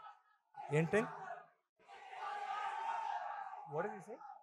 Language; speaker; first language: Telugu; non-native, local second language; Tamil